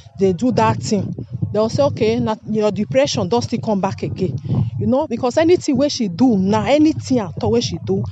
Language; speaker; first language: Nigerian Pidgin; native; Nigerian Pidgin